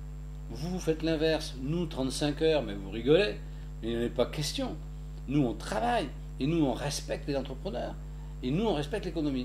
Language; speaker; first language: French; native; French